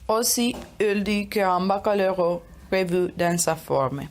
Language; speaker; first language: French; non-native, learner; Spanish